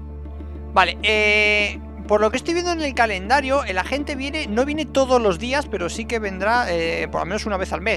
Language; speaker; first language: Spanish; native; Spanish